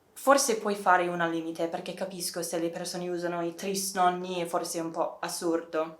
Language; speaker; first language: Italian; non-native, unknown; English